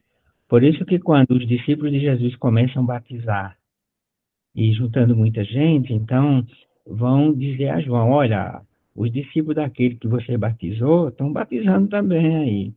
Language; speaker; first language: Portuguese; native; Portuguese